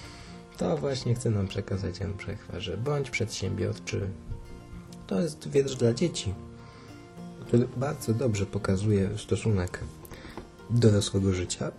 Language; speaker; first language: Polish; native; Polish